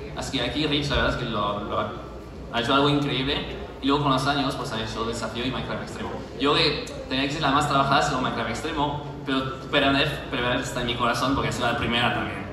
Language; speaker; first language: Spanish; non-native, fluent; French